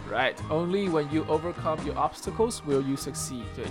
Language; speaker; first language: English; early bilingual, other home language; Chinese